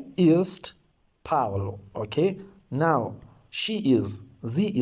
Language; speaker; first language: German; non-native, learner; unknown